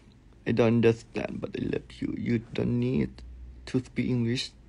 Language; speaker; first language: English; non-native, learner; Thai